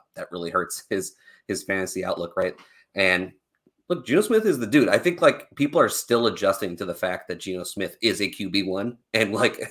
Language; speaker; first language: English; native; English